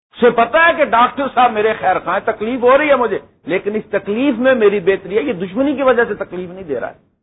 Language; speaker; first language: Urdu; non-native, local second language; Punjabi